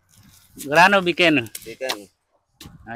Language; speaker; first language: Portuguese; non-native, learner; Vietnamese